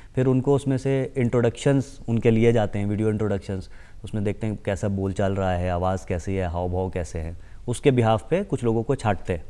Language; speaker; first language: Hindi; native; Hindi